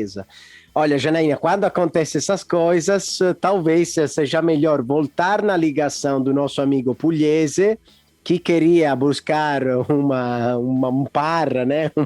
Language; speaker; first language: Portuguese; non-native, fluent; Italian